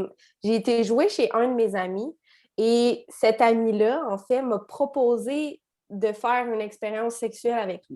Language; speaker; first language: French; native; French